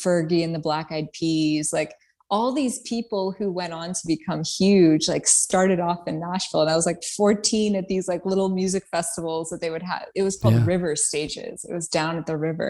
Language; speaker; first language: English; early bilingual, other home language; Persian